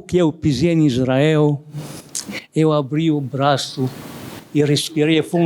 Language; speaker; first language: Portuguese; non-native, fluent; Arabic